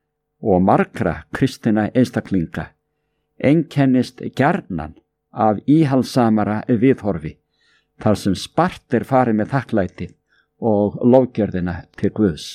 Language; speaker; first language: Icelandic; native; Icelandic